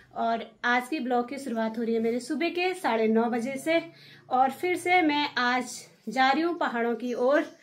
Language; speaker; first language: Hindi; native; Hindi